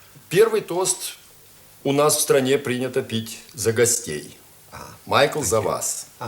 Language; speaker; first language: Russian; native; Russian